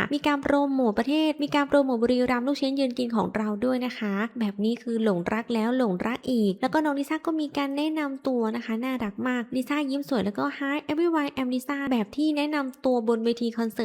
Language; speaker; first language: Thai; native; Thai